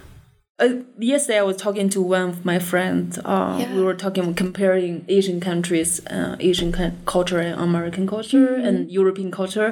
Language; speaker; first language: English; non-native, fluent; Chinese